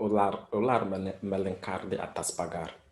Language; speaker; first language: Indonesian; non-native, fluent; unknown